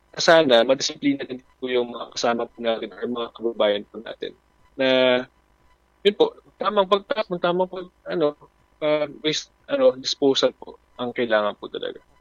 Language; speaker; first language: Filipino; native; Filipino